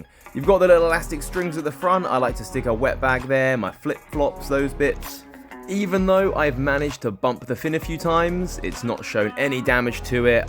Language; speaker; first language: English; native; English